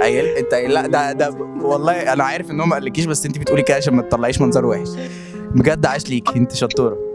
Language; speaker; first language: Arabic; native; Arabic